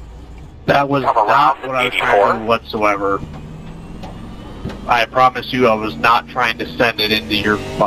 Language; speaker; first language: English; native; English